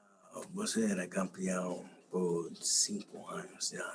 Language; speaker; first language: Portuguese; non-native, learner; English